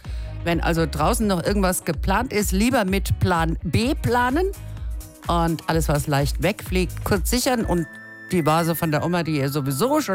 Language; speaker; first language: German; native; German